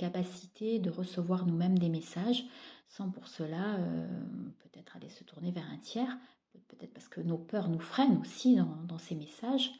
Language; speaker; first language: French; native; French